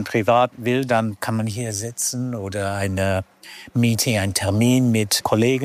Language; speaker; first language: German; non-native, fluent; English